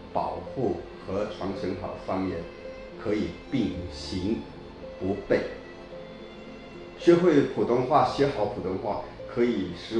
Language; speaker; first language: Chinese; native; Chinese